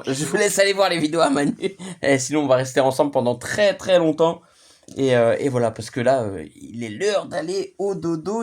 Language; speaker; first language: French; native; French